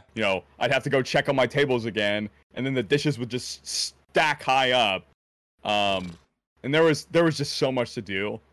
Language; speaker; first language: English; native; English